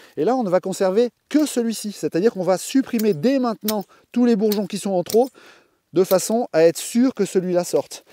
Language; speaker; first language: French; native; French